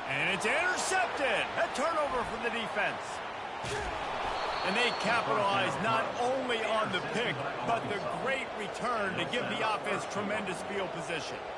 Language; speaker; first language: English; native; English